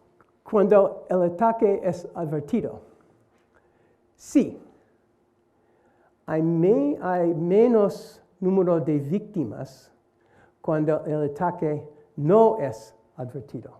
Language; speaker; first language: Spanish; non-native, learner; English